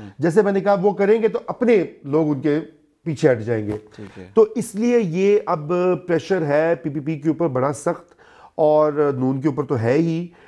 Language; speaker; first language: Urdu; non-native, local second language; Punjabi